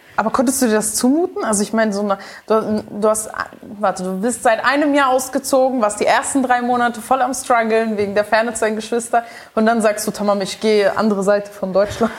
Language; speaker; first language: German; early bilingual, other home language; Arabic